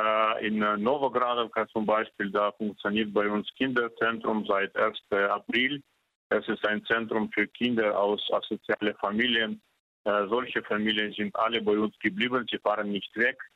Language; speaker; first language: German; non-native, fluent; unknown